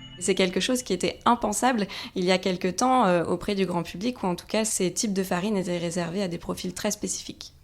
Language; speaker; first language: French; native; French